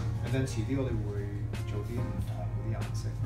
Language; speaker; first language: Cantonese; early bilingual, heritage; English